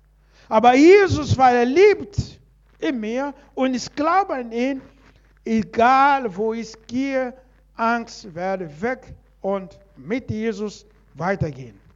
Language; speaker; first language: German; non-native, learner; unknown